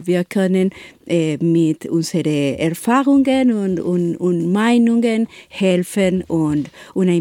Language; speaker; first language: German; non-native, learner; Spanish